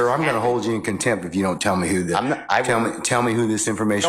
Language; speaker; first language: English; native; English